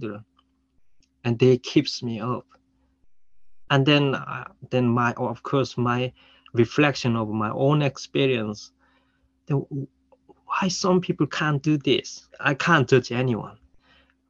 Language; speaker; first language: English; non-native, fluent; Korean